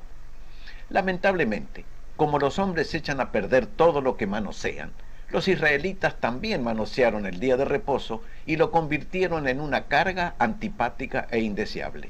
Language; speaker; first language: Spanish; native; Spanish